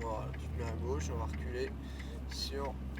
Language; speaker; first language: French; native; French